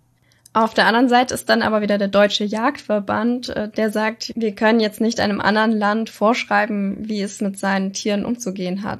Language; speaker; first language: German; native; German